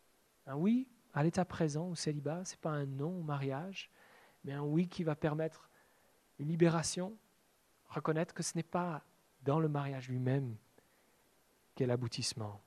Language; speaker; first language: French; native; French